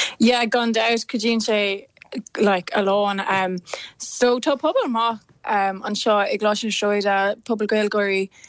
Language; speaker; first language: Irish; non-native, local second language; English